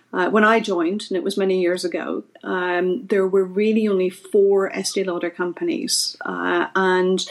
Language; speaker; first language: English; native; English